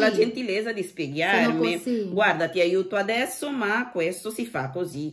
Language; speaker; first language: Italian; non-native, learner; Portuguese